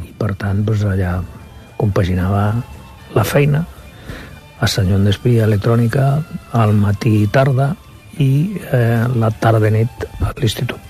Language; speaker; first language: Catalan; non-native, local second language; Spanish